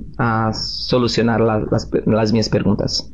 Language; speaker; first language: Spanish; non-native, learner; Portuguese